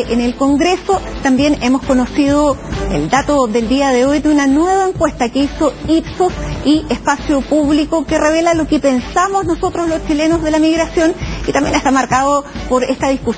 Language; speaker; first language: Spanish; native; Spanish